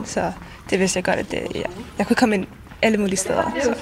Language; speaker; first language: Danish; non-native, fluent; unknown